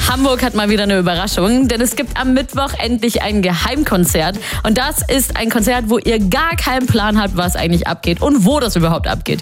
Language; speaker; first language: German; native; German